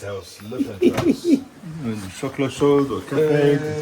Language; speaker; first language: French; non-native, learner; English